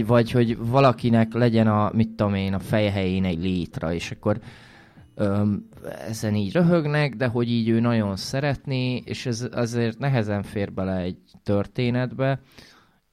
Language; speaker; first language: Hungarian; native; Hungarian